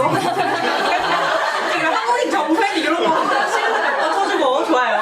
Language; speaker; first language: Korean; native; Korean